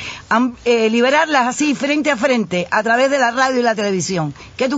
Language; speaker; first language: Spanish; native; Spanish